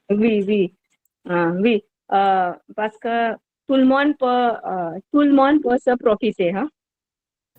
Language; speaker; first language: French; non-native, learner; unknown